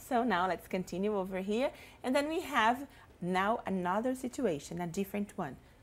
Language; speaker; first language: English; non-native, fluent; Portuguese